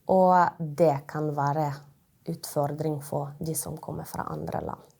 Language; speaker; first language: Norwegian; non-native, fluent; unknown